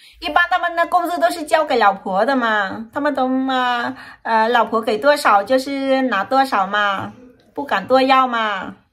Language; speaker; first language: Chinese; non-native, fluent; Vietnamese